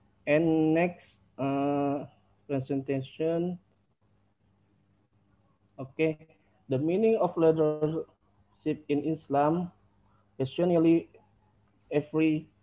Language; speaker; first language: English; non-native, learner; Indonesian